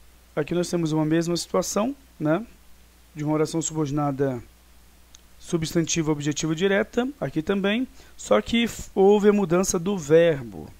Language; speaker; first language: Portuguese; native; Portuguese